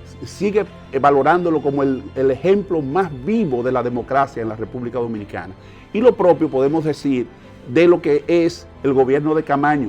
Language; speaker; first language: Spanish; native; Spanish